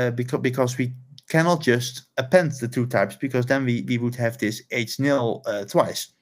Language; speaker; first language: English; non-native, fluent; Dutch